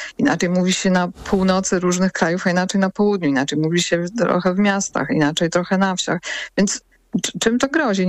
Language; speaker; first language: Polish; native; Polish